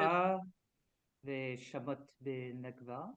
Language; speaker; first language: Hebrew; non-native, learner; French